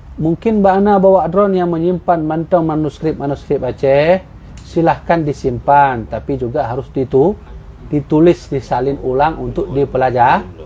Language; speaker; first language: Malay; non-native, local second language; Achinese